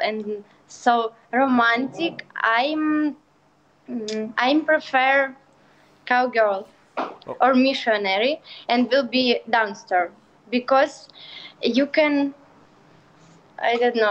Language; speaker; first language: English; non-native, learner; Ukrainian